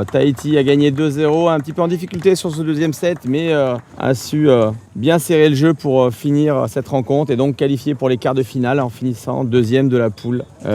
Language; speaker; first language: French; native; French